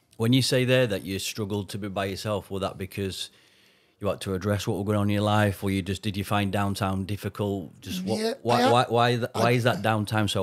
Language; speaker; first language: English; native; English